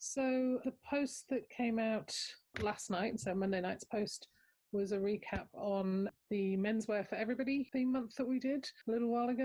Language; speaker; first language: English; native; English